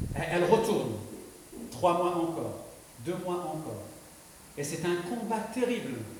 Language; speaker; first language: French; non-native, local second language; Arabic